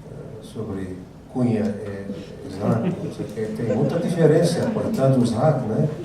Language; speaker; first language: Portuguese; non-native, fluent; Arabic